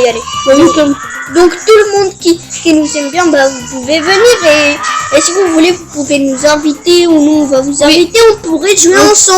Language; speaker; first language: French; early bilingual, other home language; Romanian